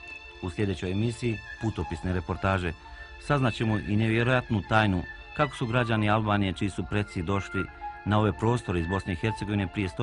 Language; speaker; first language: Bosnian; native; Bosnian